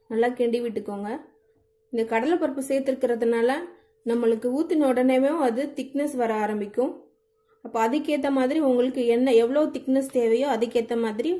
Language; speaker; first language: Tamil; non-native, local second language; Telugu